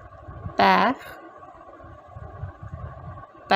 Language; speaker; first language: French; non-native, fluent; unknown